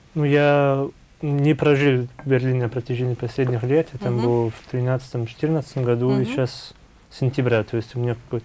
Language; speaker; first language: Russian; non-native, fluent; German